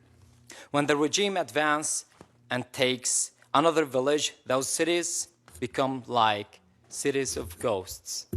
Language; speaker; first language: English; non-native, local second language; Arabic